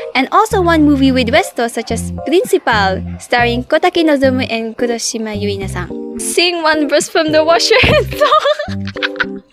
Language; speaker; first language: English; non-native, local second language; Filipino